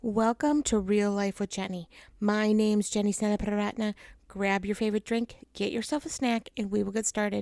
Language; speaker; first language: English; native; English